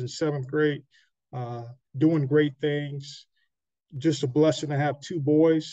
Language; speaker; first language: English; native; English